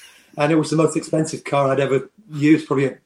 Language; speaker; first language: English; native; English